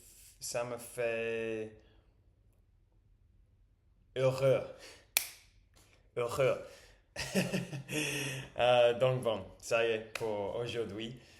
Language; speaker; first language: French; non-native, learner; English